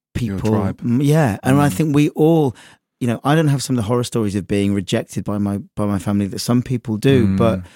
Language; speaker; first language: English; native; English